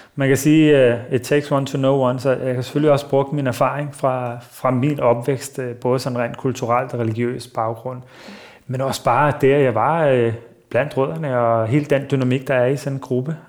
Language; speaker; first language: Danish; early bilingual, other home language; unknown